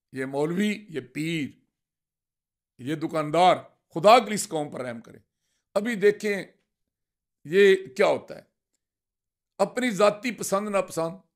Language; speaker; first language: Urdu; non-native, local second language; Punjabi